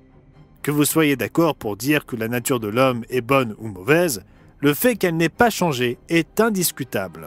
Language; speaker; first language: French; native; French